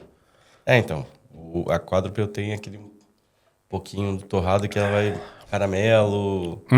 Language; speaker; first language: Portuguese; native; Portuguese